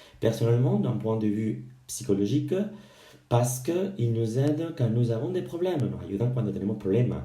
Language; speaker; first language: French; non-native, fluent; Spanish